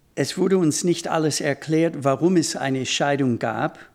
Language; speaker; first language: German; non-native, fluent; English